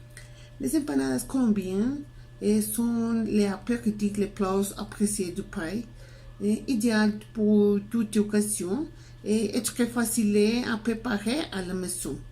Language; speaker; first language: French; non-native, learner; Spanish